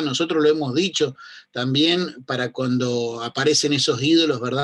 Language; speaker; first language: Spanish; native; Spanish